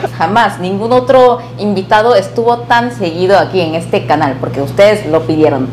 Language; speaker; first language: Spanish; non-native, fluent; Korean